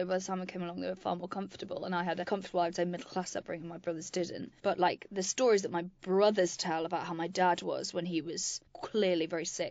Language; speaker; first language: English; native; English